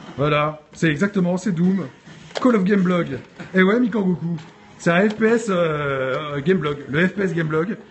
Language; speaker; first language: French; native; French